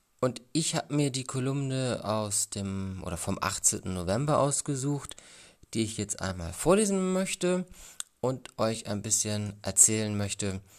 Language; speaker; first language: German; native; German